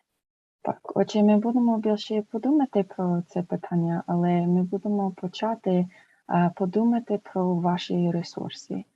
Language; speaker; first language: Ukrainian; early bilingual, heritage; English